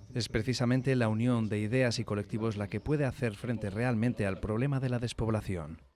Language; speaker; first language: Spanish; native; Spanish